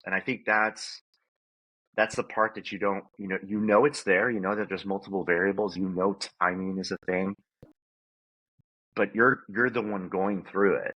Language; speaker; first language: English; native; English